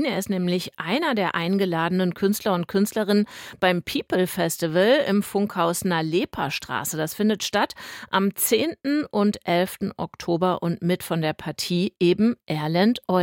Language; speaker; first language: German; native; German